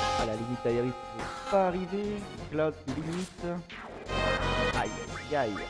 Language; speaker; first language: French; native; French